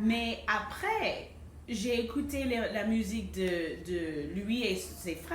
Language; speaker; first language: French; non-native, fluent; English